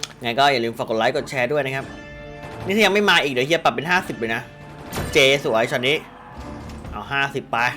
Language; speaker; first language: Thai; native; Thai